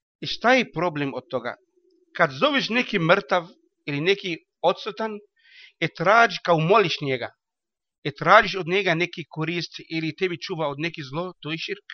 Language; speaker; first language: Bosnian; non-native, learner; Arabic